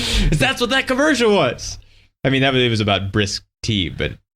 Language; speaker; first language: English; native; English